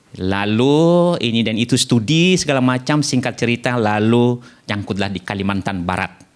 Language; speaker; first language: Indonesian; non-native, local second language; Nias